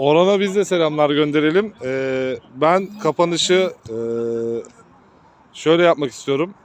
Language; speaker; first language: Turkish; native; Turkish